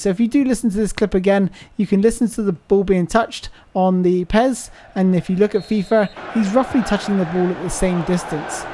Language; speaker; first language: English; native; English